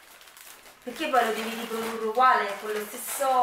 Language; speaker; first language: Italian; native; Italian